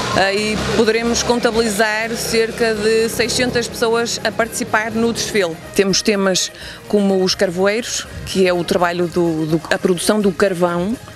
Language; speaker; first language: Portuguese; native; Portuguese